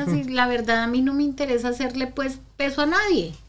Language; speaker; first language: Spanish; native; Spanish